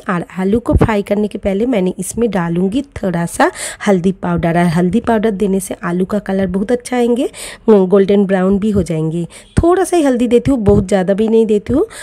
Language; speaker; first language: Hindi; non-native, local second language; Bangla